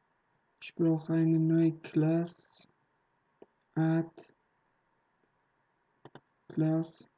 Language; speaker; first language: German; non-native, learner; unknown